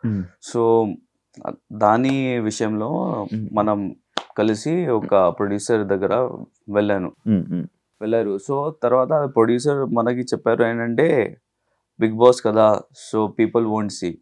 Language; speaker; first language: Telugu; non-native, local second language; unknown